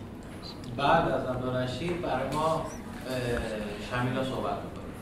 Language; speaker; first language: Greek; non-native, learner; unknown